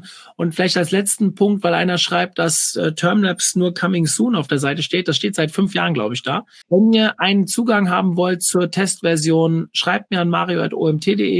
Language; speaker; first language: German; native; German